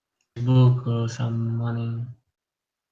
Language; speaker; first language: English; non-native, learner; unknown